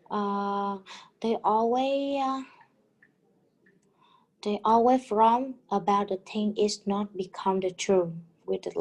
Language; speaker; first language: English; non-native, learner; Vietnamese